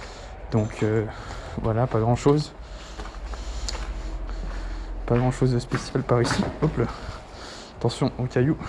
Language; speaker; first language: French; native; French